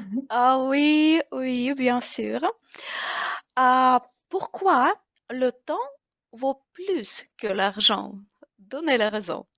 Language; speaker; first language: French; non-native, learner; Russian